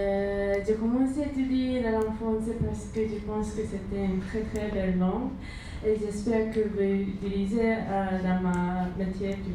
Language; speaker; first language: French; non-native, learner; Japanese